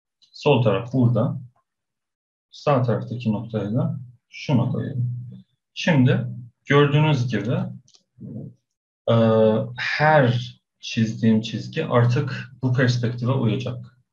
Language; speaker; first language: Turkish; non-native, fluent; Persian